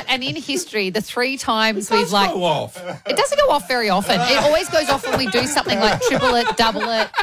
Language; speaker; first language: English; native; English